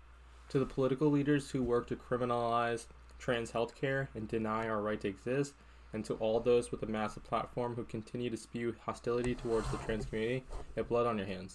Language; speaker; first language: English; native; English